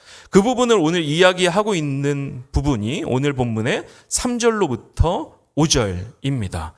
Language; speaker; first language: Korean; native; Korean